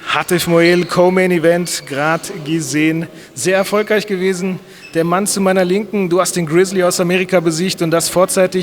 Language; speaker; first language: German; native; German